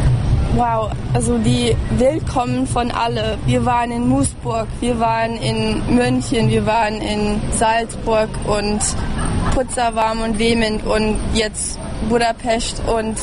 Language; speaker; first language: German; early bilingual, heritage; English